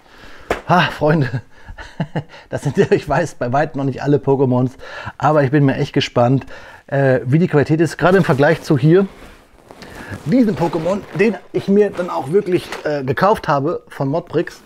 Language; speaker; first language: German; native; German